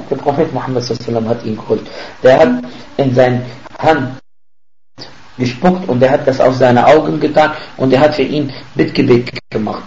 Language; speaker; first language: German; non-native, fluent; Arabic